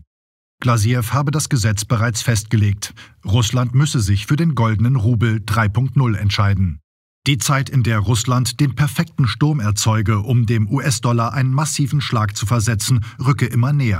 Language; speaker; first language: German; native; German